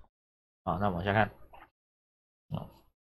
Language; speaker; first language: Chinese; native; Chinese